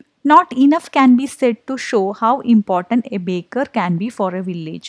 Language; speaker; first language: English; non-native, local second language; Malayalam